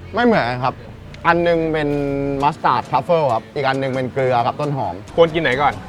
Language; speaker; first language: Thai; native; Thai